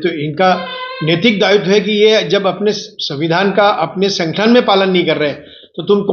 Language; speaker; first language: Hindi; native; Hindi